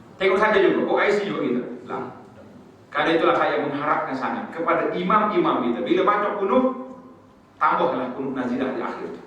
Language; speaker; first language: Malay; native; Malay